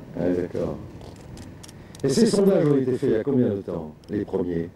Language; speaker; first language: French; native; French